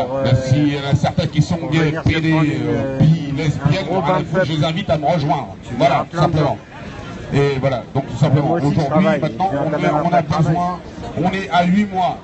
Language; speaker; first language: French; native; French